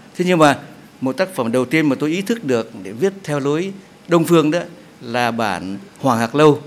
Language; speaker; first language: Vietnamese; native; Vietnamese